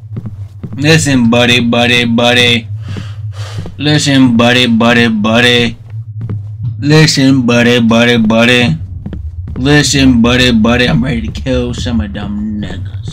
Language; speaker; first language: English; native; English